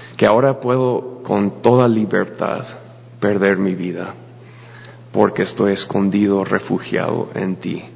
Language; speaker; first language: Spanish; non-native, fluent; English